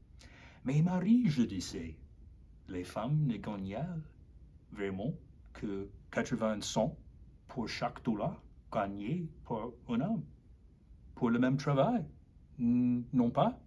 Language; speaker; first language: French; non-native, learner; English